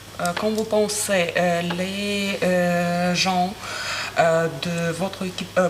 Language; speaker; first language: French; non-native, learner; Ukrainian